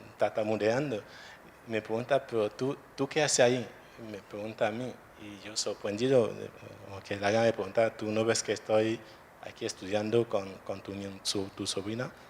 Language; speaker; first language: Spanish; non-native, fluent; French